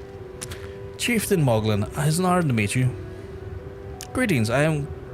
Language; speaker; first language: English; native; English